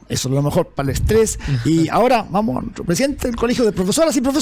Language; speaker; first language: Spanish; native; Spanish